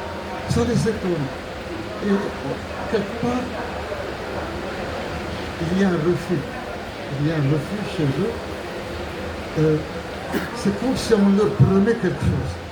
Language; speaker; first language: French; non-native, local second language; Arabic